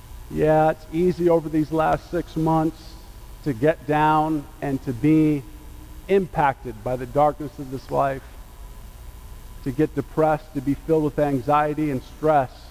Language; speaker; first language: English; native; English